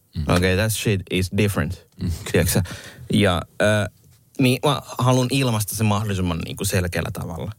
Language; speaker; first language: Finnish; early bilingual, other home language; Somali